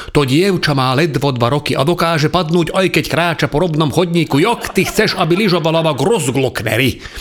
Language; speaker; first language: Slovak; non-native, local second language; Hungarian